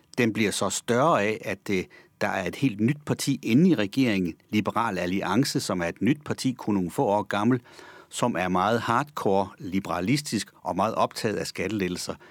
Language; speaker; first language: Danish; native; Danish